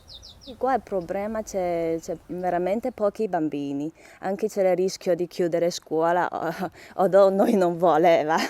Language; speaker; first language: Italian; non-native, learner; Chinese